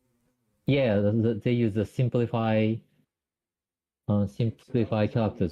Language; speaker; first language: English; non-native, fluent; Japanese